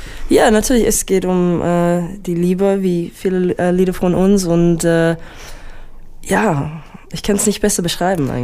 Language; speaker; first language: German; non-native, fluent; English